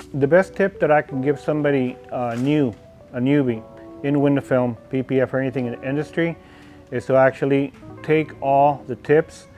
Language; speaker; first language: English; native; English